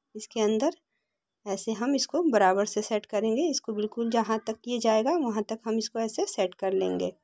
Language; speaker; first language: Hindi; native; Hindi